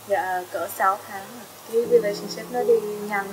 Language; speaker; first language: Vietnamese; early bilingual, heritage; Vietnamese